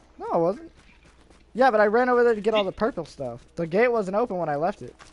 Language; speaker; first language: English; native; English